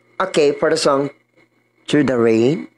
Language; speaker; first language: English; non-native, learner; Filipino